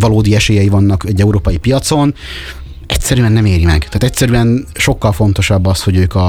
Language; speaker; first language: Hungarian; native; Hungarian